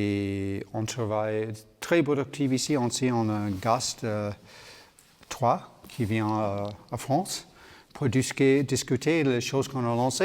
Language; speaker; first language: French; non-native, learner; English